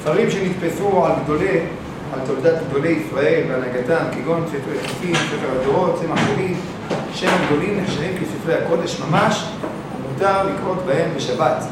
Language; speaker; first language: Hebrew; native; Hebrew